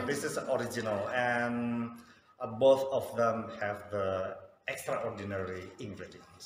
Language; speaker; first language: English; non-native, fluent; Sundanese